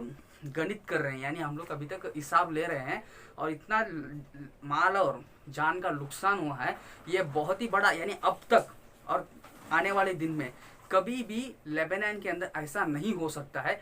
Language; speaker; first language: Hindi; non-native, local second language; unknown